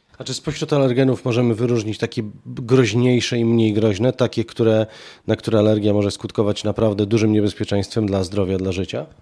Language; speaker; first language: Polish; native; Polish